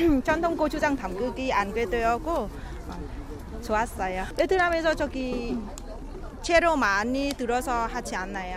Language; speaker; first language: Korean; non-native, learner; Vietnamese